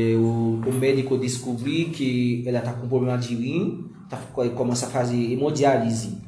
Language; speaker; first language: Portuguese; non-native, learner; Haitian Creole